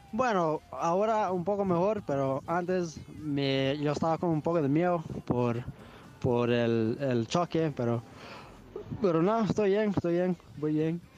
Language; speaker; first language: Spanish; non-native, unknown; English